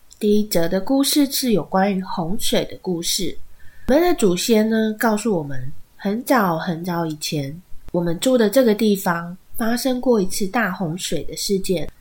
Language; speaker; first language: Chinese; native; Chinese